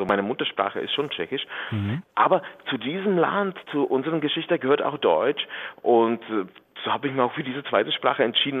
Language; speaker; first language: German; non-native, fluent; Czech